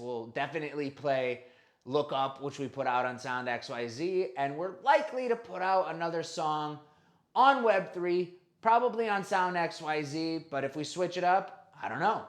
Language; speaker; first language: English; native; English